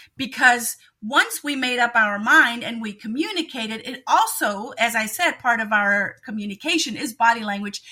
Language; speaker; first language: English; non-native, fluent; German